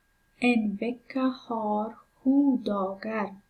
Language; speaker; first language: Swedish; non-native, fluent; Pashto